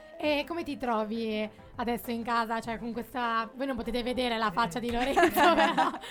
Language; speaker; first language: Italian; native; Italian